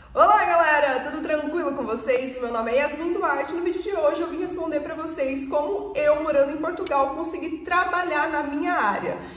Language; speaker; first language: Portuguese; native; Portuguese